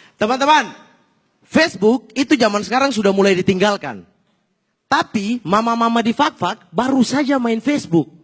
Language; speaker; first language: Indonesian; native; Indonesian